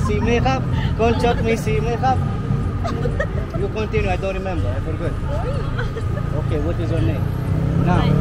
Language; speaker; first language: English; non-native, fluent; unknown